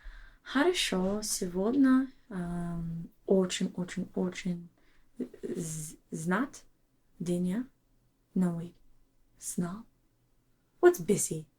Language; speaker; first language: Russian; non-native, learner; English